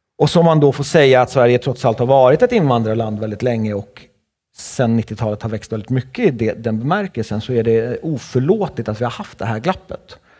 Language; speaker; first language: Swedish; early bilingual, other home language; Czech